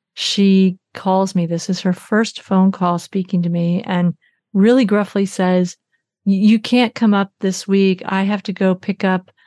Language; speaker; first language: English; native; English